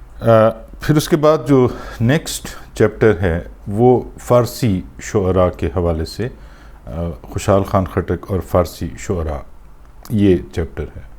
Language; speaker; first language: Urdu; non-native, local second language; Pashto